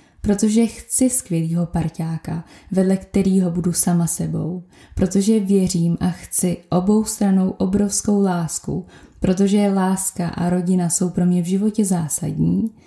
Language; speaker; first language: Czech; native; Czech